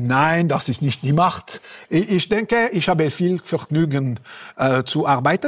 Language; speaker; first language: German; non-native, local second language; French